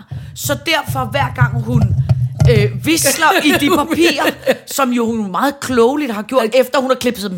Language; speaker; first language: Danish; native; Danish